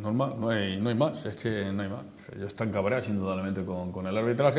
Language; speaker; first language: Spanish; native; Spanish